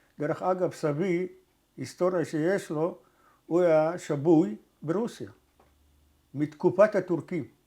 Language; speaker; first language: Hebrew; early bilingual, other home language; Arabic